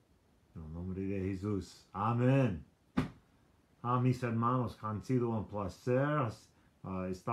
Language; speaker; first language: Spanish; non-native, learner; English